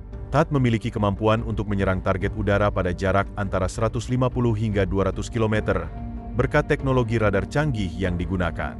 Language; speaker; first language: Indonesian; native; Indonesian